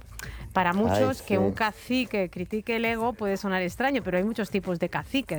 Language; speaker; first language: Spanish; native; Spanish